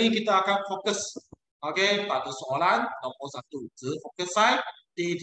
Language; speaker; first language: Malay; non-native, local second language; Chinese